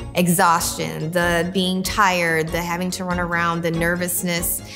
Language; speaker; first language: English; native; English